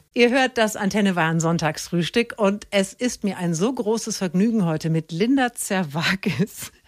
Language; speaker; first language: German; native; German